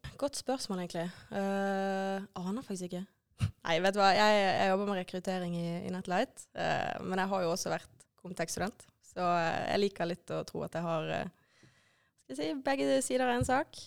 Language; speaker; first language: Norwegian; native; Norwegian